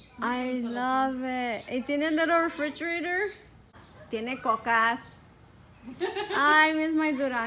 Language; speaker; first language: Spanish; early bilingual, heritage; Spanish